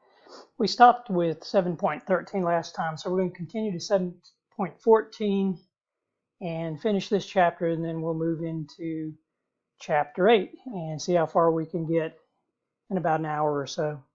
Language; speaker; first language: English; native; English